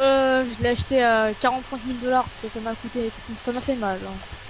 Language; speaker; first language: French; native; French